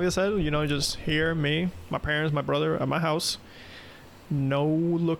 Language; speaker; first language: English; non-native, fluent; Spanish